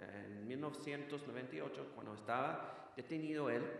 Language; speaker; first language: Spanish; non-native, fluent; English